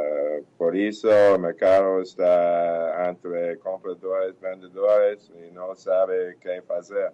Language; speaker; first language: Portuguese; non-native, fluent; English